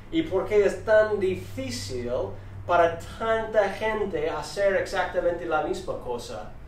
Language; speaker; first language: Spanish; non-native, fluent; English